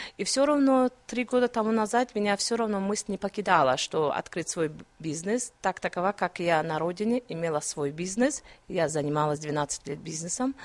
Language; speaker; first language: Russian; non-native, local second language; Tajik